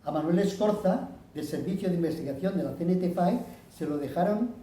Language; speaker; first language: Spanish; non-native, local second language; Catalan